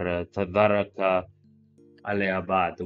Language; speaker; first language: Arabic; non-native, learner; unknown